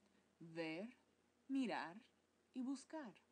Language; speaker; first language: Spanish; non-native, fluent; English